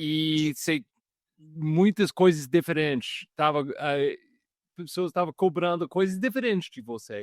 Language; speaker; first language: Portuguese; non-native, fluent; English